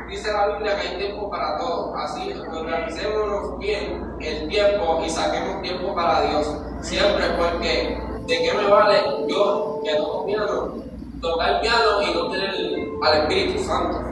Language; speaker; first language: Spanish; native; Spanish